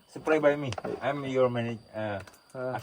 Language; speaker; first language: English; non-native, learner; Indonesian